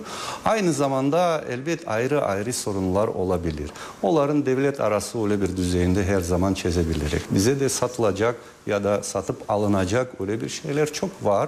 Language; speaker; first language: Turkish; non-native, fluent; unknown